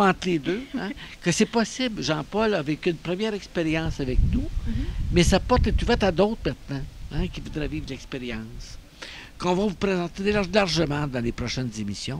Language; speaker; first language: French; native; French